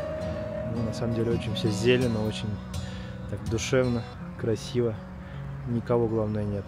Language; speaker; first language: Russian; native; Russian